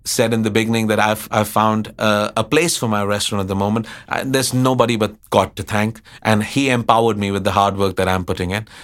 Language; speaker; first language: English; non-native, local second language; Hindi